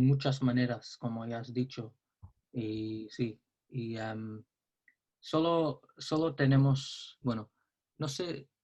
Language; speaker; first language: Spanish; non-native, learner; English